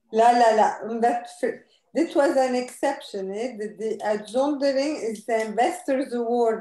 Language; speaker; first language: Dutch; non-native, fluent; Arabic